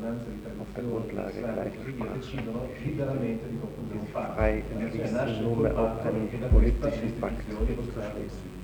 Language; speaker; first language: German; native; German